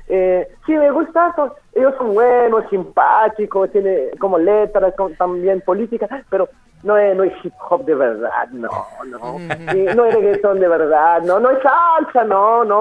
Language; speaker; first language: Spanish; non-native, fluent; French